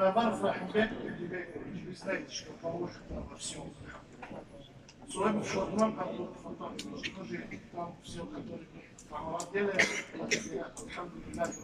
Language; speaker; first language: Russian; non-native, learner; Tajik